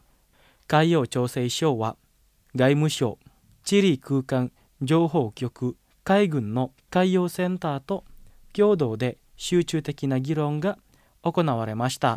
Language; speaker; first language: Japanese; non-native, fluent; Indonesian